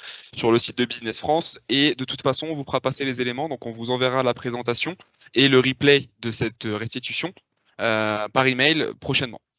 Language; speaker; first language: French; native; French